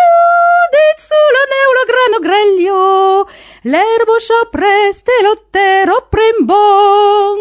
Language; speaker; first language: French; native; French